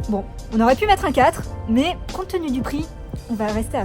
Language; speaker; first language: French; native; French